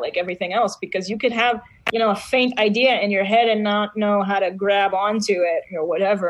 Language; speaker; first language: English; non-native, fluent; Hebrew